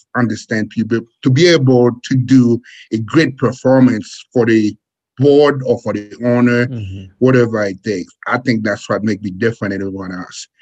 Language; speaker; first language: English; non-native, fluent; Haitian Creole